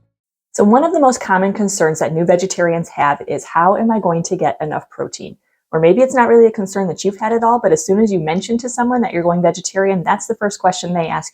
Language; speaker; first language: English; native; English